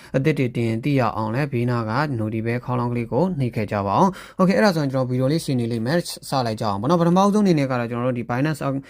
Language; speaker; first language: Burmese; native; Burmese